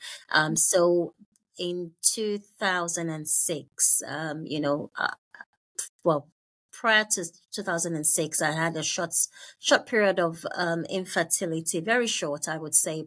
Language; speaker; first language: English; non-native, local second language; Yoruba